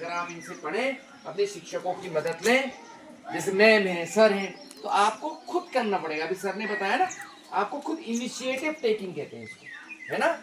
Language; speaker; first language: Hindi; native; Hindi